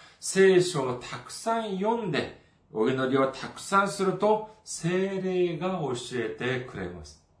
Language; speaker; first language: Japanese; non-native, fluent; Korean